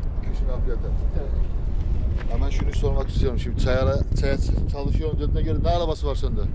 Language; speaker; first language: Turkish; native; Turkish